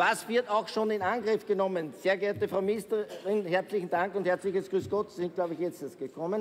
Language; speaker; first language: German; native; German